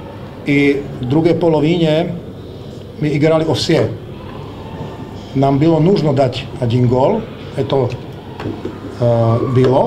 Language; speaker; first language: Russian; non-native, learner; Slovak